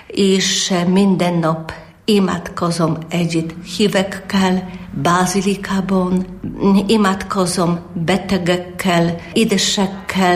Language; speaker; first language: Hungarian; non-native, learner; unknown